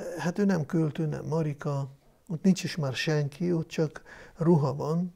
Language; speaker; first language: Hungarian; non-native, fluent; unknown